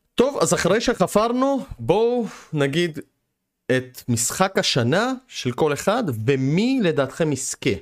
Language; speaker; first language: Hebrew; early bilingual, other home language; Russian